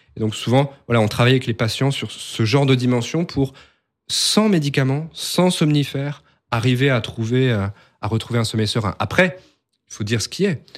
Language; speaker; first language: French; native; French